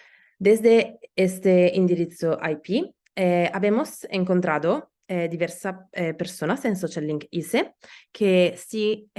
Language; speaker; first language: Spanish; non-native, learner; Italian